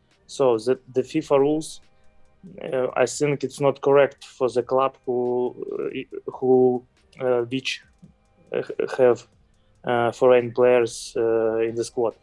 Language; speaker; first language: English; non-native, fluent; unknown